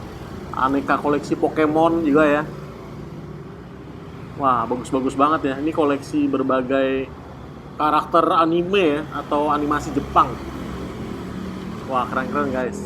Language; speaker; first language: Indonesian; native; Indonesian